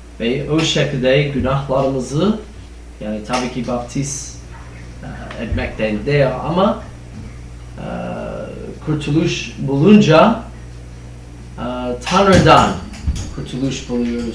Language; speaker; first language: Turkish; non-native, fluent; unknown